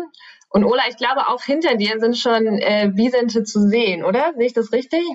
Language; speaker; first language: German; native; German